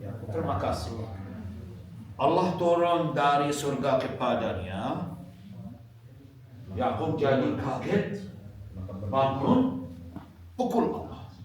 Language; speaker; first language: Indonesian; non-native, fluent; Arabic